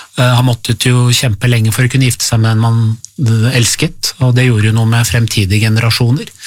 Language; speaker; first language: Norwegian; early bilingual, other home language; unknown